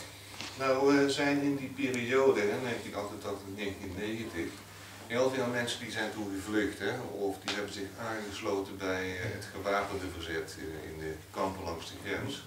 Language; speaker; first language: Dutch; native; Dutch